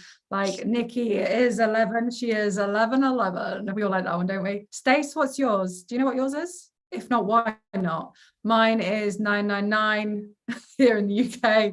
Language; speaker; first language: English; native; English